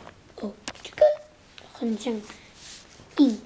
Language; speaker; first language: Chinese; early bilingual, heritage; English